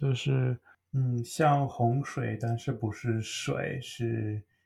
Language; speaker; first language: Chinese; non-native, fluent; English